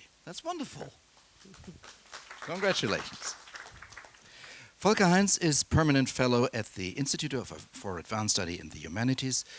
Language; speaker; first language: English; non-native, fluent; German